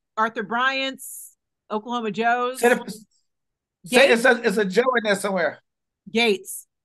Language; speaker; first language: English; native; English